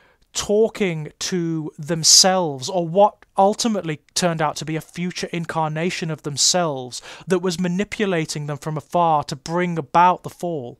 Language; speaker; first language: English; native; English